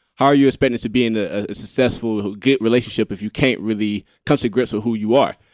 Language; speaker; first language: English; native; English